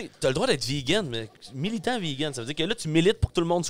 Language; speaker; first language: French; native; French